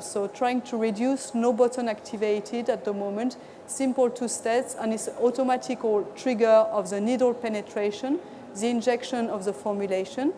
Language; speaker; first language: English; non-native, fluent; French